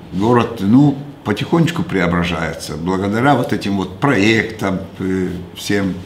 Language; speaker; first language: Russian; non-native, local second language; Gagauz